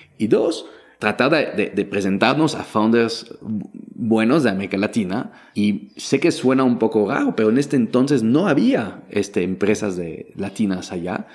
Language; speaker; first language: Spanish; non-native, fluent; French